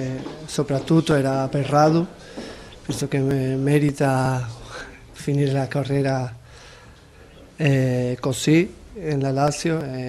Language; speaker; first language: Italian; non-native, fluent; Spanish